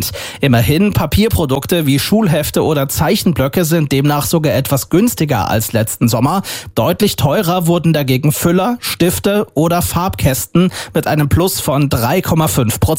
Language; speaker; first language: German; native; German